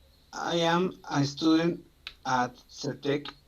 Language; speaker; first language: English; non-native, learner; Spanish